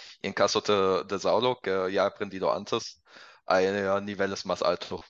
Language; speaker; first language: Spanish; non-native, learner; German